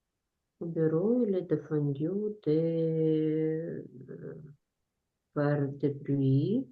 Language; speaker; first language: French; non-native, learner; Ukrainian